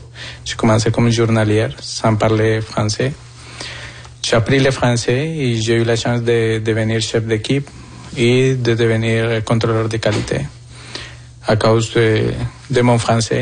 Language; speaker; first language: French; non-native, fluent; Spanish